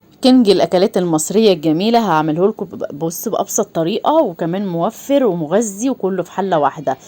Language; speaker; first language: Arabic; native; Arabic